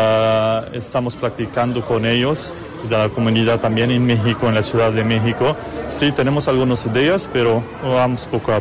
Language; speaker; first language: Spanish; non-native, learner; Arabic